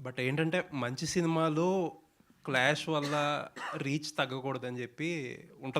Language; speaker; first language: Telugu; native; Telugu